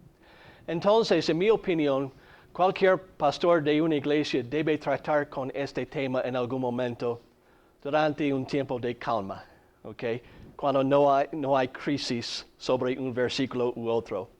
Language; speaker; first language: Spanish; non-native, fluent; English